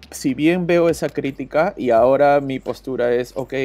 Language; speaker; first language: Spanish; native; Spanish